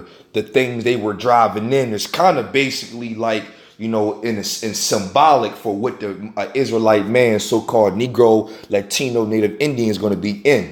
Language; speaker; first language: English; native; English